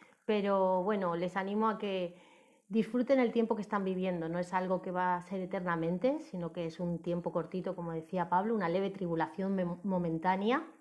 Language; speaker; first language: Spanish; native; Spanish